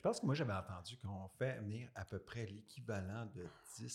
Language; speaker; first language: French; native; French